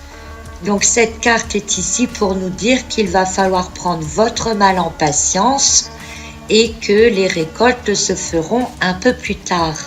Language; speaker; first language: French; native; French